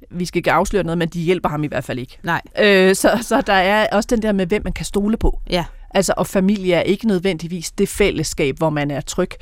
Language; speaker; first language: Danish; native; Danish